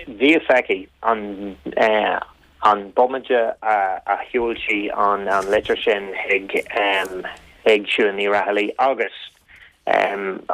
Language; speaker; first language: Irish; non-native, local second language; English